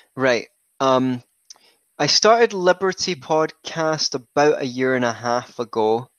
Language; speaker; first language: English; native; English